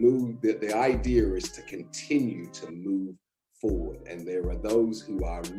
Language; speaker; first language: English; native; English